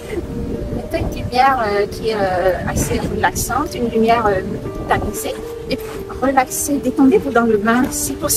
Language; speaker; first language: French; native; French